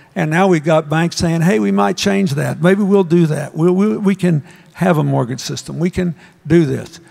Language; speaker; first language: English; native; English